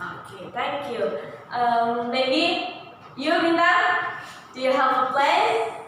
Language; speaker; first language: English; non-native, learner; Indonesian